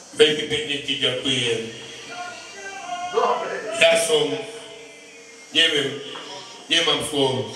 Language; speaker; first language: Slovak; non-native, local second language; Romany